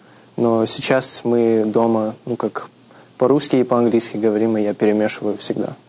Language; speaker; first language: Russian; early bilingual, heritage; Russian